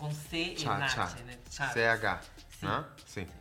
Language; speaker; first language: Portuguese; non-native, fluent; Spanish